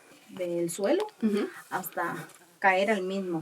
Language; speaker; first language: Spanish; non-native, learner; English